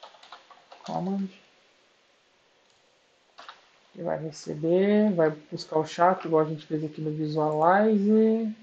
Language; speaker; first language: Portuguese; native; Portuguese